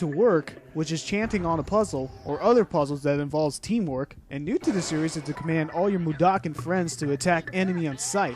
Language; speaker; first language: English; non-native, fluent; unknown